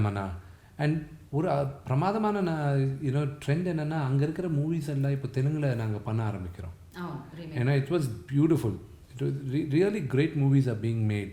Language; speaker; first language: Tamil; non-native, local second language; Telugu